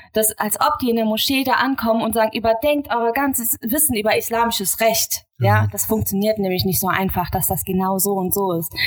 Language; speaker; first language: German; native; German